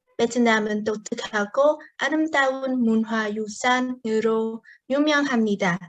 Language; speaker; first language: Korean; non-native, learner; Vietnamese